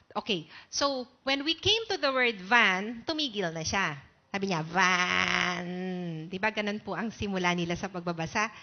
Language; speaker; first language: Filipino; native; Filipino